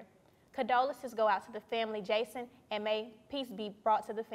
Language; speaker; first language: English; native; English